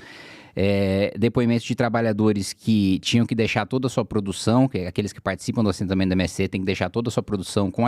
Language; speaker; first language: Portuguese; native; Portuguese